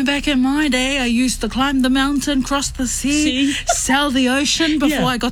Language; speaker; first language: English; native; English